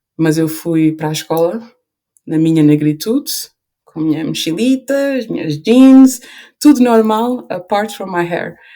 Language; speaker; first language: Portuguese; early bilingual, other home language; Upper Guinea Crioulo